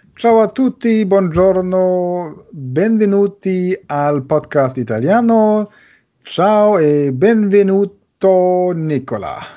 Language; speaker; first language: Italian; non-native, learner; German